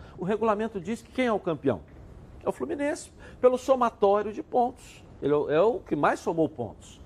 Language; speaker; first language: Portuguese; native; Portuguese